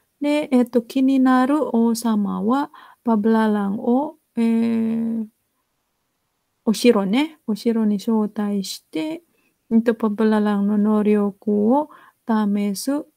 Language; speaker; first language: Japanese; non-native, fluent; Indonesian